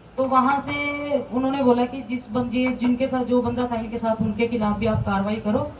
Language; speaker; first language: Hindi; non-native, local second language; Punjabi